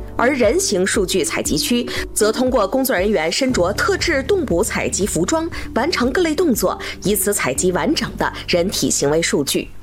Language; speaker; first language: Chinese; native; Chinese